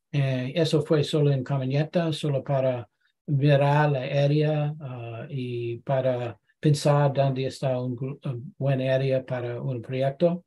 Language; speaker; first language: Spanish; non-native, learner; English